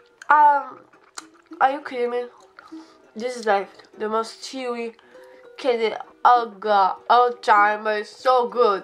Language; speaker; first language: English; non-native, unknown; Italian